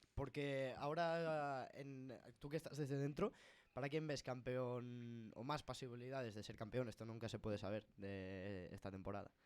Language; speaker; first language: Spanish; non-native, local second language; Catalan